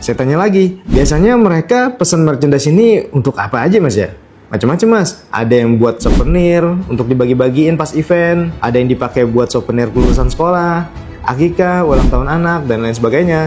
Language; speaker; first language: Indonesian; native; Indonesian